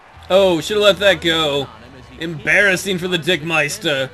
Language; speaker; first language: English; native; English